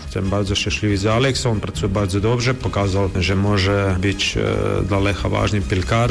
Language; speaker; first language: Polish; non-native, learner; Croatian